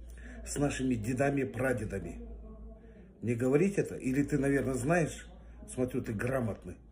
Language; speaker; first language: Russian; non-native, local second language; Kazakh